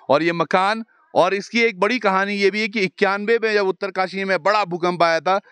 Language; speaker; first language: Hindi; native; Hindi